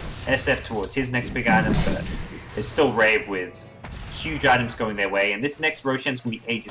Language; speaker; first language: English; native; English